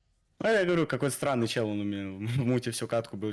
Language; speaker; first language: Russian; native; Russian